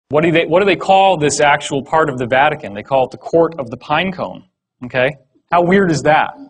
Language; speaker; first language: English; native; English